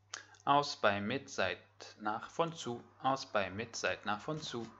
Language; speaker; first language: German; non-native, fluent; French